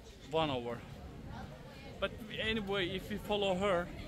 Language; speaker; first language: English; non-native, learner; Azerbaijani